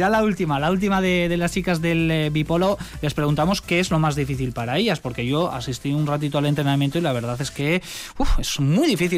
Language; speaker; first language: Spanish; native; Spanish